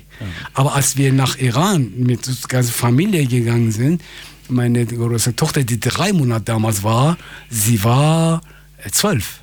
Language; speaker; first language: German; non-native, fluent; Persian